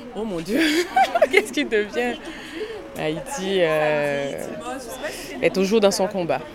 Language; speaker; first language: French; native; French